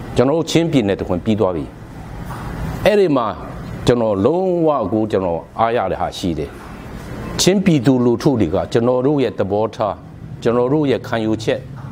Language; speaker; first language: Burmese; non-native, local second language; Hakha Chin